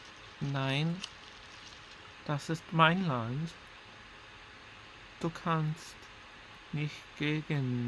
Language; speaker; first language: German; non-native, learner; English